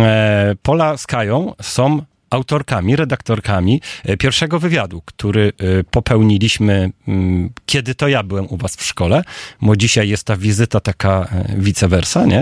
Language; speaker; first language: Polish; native; Polish